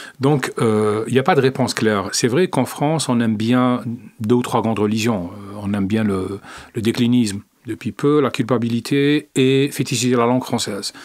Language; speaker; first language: French; non-native, local second language; Arabic